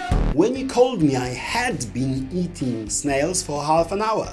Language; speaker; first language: English; non-native, fluent; Polish